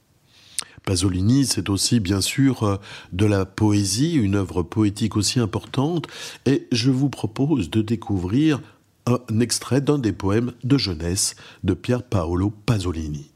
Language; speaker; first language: French; native; French